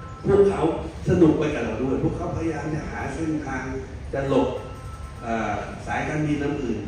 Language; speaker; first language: Thai; native; Thai